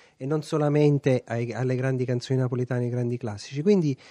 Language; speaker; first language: Italian; native; Italian